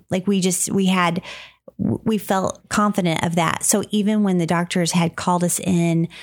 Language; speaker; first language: English; native; English